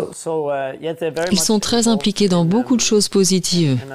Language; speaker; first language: French; non-native, fluent; Danish